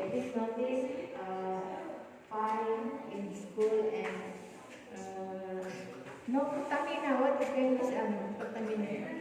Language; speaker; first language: English; non-native, learner; Indonesian